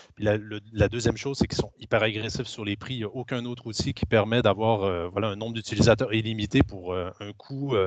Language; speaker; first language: French; native; French